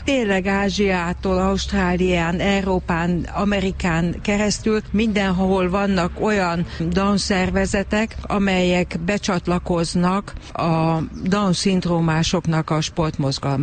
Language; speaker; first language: Hungarian; native; Hungarian